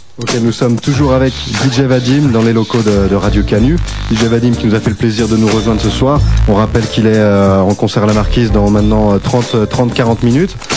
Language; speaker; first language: French; native; French